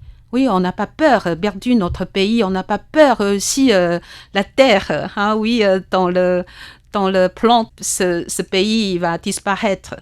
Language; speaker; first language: French; non-native, fluent; Chinese